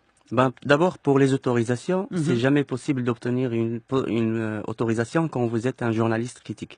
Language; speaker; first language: French; non-native, local second language; Arabic